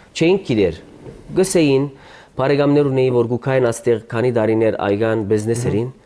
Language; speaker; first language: Armenian; early bilingual, heritage; Armenian